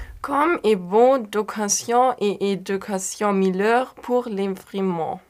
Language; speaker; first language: French; non-native, learner; German